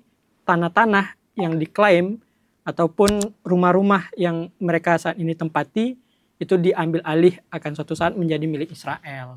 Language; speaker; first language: Indonesian; native; Indonesian